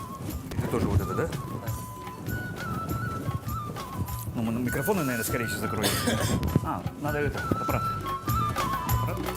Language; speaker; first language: Russian; native; Russian